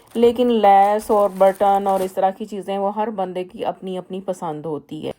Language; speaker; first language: Urdu; native; Urdu